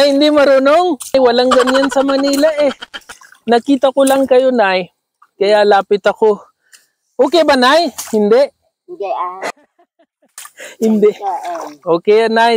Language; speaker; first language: Filipino; non-native, learner; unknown